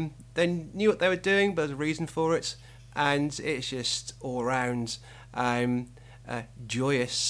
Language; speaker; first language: English; native; English